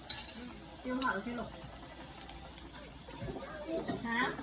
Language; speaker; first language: English; non-native, learner; Lao